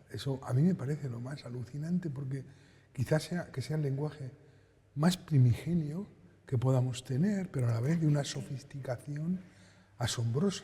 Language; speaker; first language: Spanish; native; Spanish